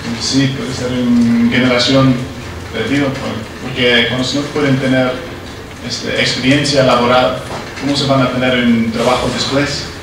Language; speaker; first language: Spanish; non-native, learner; Dutch